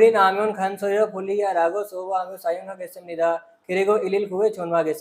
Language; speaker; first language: Korean; non-native, learner; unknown